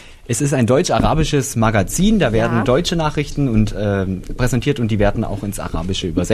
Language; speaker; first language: German; native; German